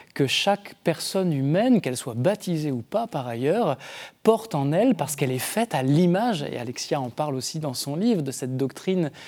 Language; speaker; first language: French; native; French